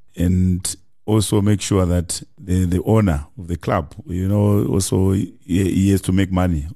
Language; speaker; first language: English; non-native, local second language; Shona